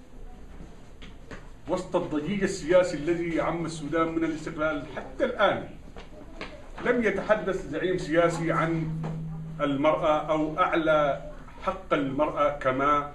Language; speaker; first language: Arabic; native; Arabic